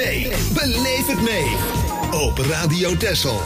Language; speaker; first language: Dutch; native; Dutch